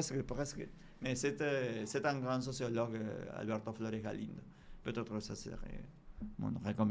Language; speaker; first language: French; non-native, fluent; Spanish